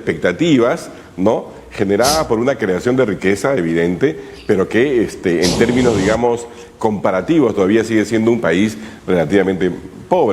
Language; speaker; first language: Spanish; native; Spanish